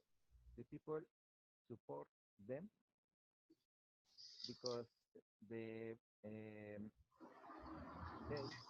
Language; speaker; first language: English; non-native, learner; Spanish